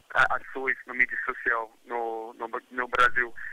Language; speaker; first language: Portuguese; non-native, fluent; English